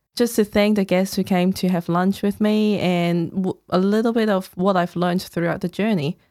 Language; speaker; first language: English; non-native, fluent; Cantonese